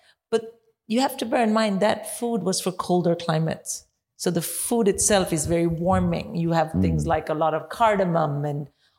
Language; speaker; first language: English; non-native, local second language; Hindi